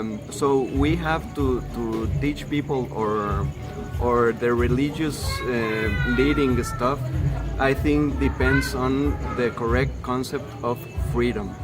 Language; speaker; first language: English; non-native, fluent; Spanish